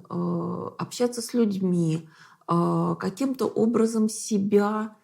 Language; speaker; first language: Russian; native; Russian